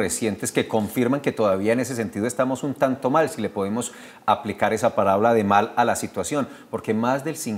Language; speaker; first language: Spanish; native; Spanish